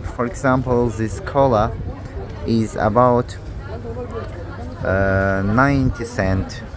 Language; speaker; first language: English; non-native, learner; Azerbaijani